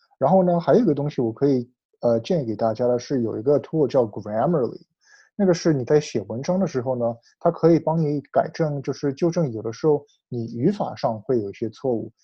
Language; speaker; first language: Chinese; early bilingual, heritage; Chinese